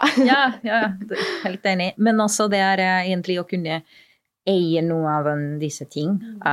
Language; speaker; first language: Norwegian; non-native, fluent; Spanish